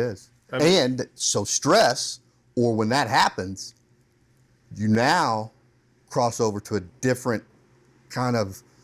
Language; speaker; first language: English; native; English